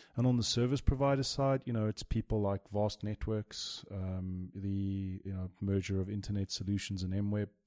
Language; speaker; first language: English; native; English